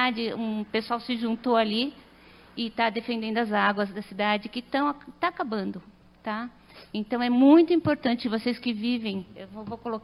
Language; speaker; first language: Portuguese; native; Portuguese